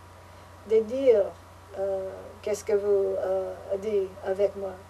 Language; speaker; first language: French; non-native, learner; English